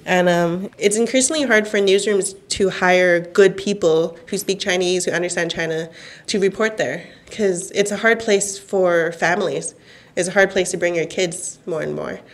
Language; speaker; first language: English; non-native, fluent; Cantonese